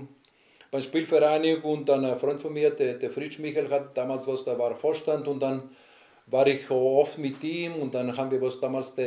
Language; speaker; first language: German; non-native, learner; Greek